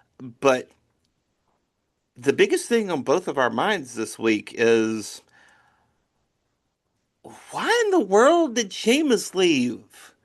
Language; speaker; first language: English; native; English